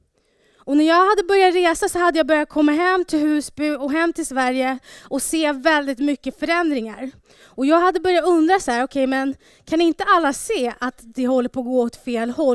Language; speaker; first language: Swedish; early bilingual, other home language; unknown